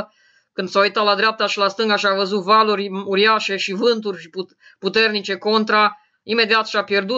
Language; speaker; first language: Romanian; native; Romanian